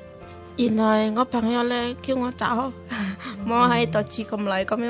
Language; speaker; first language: Chinese; non-native, learner; Indonesian